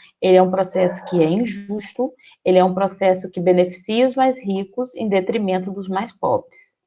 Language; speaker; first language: Portuguese; native; Portuguese